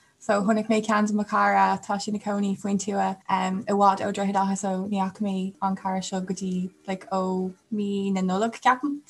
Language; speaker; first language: Irish; non-native, local second language; English